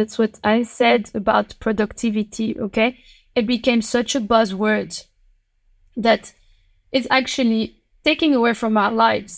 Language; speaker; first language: English; non-native, fluent; French